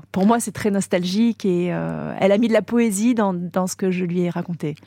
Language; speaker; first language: French; native; French